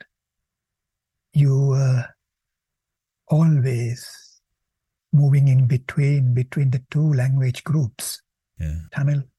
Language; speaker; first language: English; non-native, local second language; Sinhala